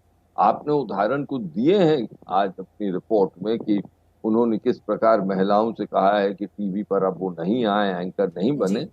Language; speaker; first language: Hindi; native; Hindi